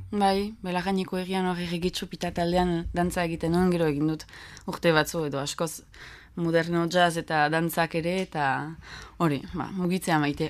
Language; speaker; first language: Basque; native; Basque